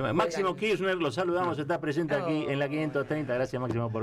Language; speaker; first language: Spanish; native; Spanish